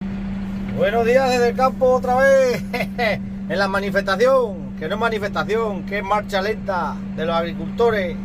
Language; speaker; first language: Spanish; native; Spanish